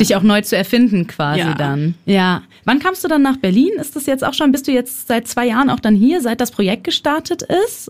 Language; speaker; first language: German; native; German